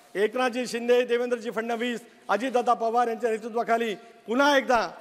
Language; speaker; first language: Marathi; native; Marathi